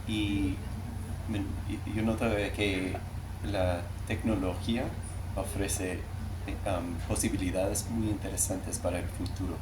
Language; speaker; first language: Spanish; non-native, learner; English